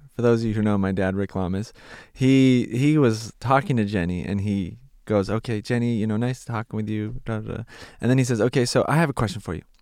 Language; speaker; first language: English; native; English